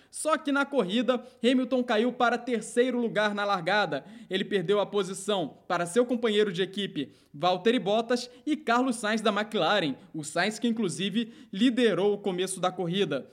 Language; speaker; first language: Portuguese; native; Portuguese